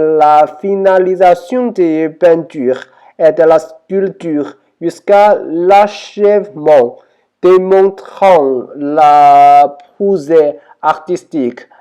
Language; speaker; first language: French; non-native, learner; Chinese